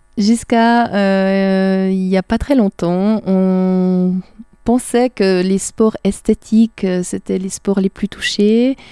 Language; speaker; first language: French; native; French